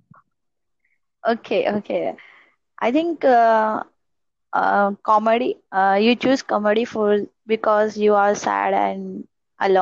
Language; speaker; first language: English; non-native, learner; Gujarati